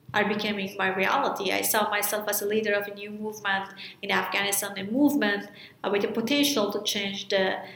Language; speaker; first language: English; non-native, fluent; Persian